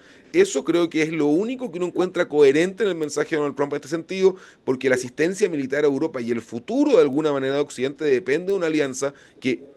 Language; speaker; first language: Spanish; native; Spanish